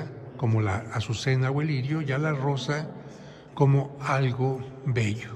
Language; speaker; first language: Spanish; native; Spanish